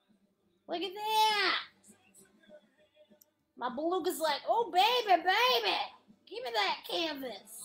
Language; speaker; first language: English; native; English